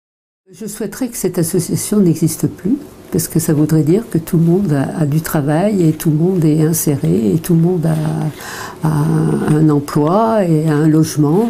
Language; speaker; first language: French; native; French